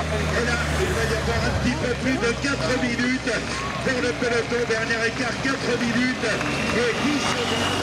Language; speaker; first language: French; native; French